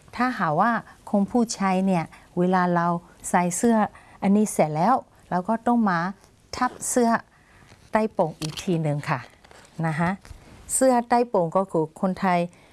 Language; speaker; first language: Thai; non-native, fluent; Burmese